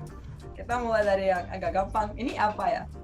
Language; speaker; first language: Indonesian; non-native, fluent; Russian